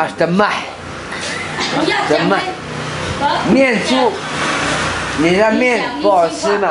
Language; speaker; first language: Chinese; non-native, local second language; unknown